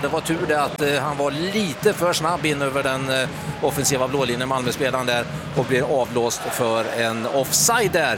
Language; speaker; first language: Swedish; native; Swedish